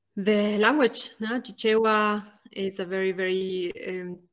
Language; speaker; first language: English; non-native, fluent; Spanish